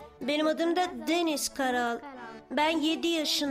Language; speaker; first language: Turkish; early bilingual, heritage; Turkish